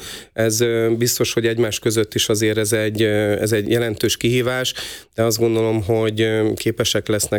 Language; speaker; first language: Hungarian; native; Hungarian